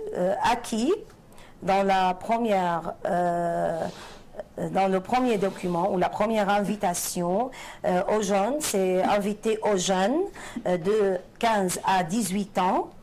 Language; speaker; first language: French; non-native, fluent; Arabic